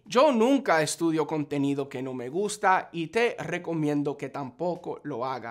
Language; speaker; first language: Spanish; non-native, fluent; English